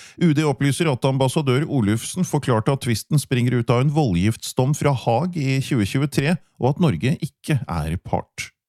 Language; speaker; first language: Norwegian; native; Norwegian